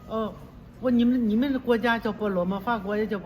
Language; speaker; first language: Chinese; native; Chinese